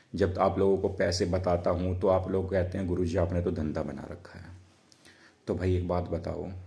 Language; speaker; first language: Hindi; native; Hindi